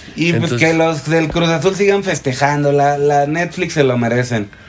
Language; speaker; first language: Spanish; native; Spanish